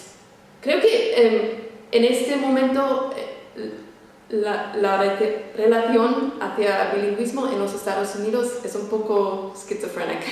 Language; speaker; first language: Spanish; non-native, fluent; English